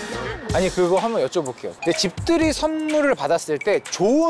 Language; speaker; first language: Korean; native; Korean